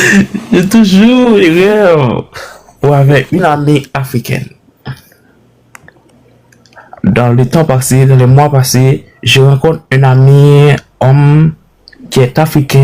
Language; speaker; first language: French; non-native, learner; Haitian Creole